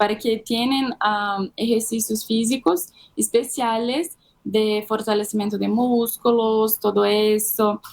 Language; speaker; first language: Spanish; non-native, fluent; Portuguese